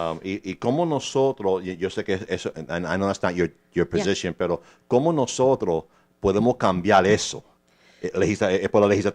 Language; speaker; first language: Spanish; early bilingual, heritage; English